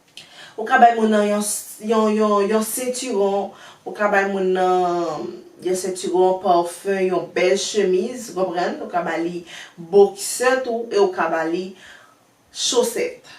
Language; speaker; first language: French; non-native, learner; Haitian Creole